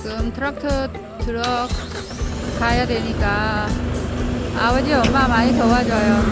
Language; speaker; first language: Korean; non-native, learner; Vietnamese